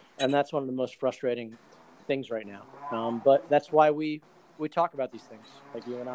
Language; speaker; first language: English; native; English